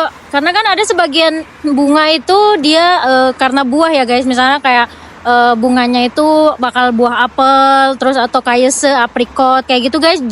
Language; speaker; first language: Indonesian; native; Indonesian